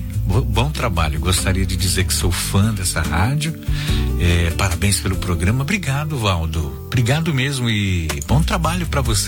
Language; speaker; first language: Portuguese; native; Portuguese